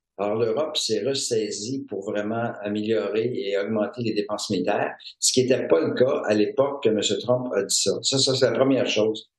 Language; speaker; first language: French; native; French